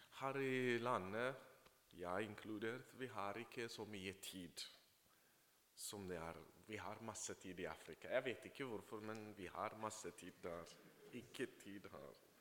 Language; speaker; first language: Norwegian; non-native, fluent; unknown